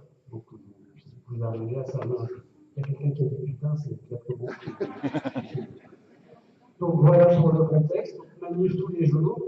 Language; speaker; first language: French; native; French